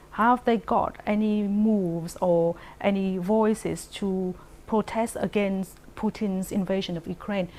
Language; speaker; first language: English; non-native, fluent; Vietnamese